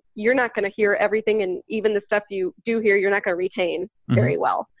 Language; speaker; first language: English; native; English